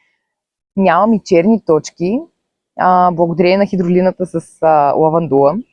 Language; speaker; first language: Bulgarian; native; Bulgarian